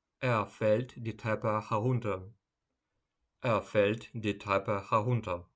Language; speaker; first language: German; non-native, fluent; Ukrainian